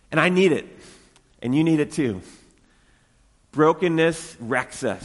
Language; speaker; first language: English; native; English